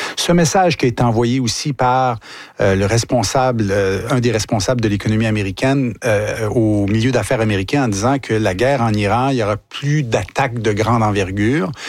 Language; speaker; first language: French; native; French